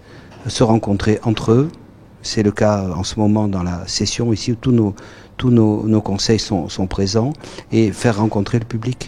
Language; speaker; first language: French; native; French